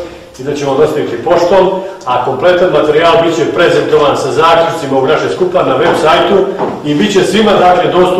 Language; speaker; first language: Bosnian; native; Bosnian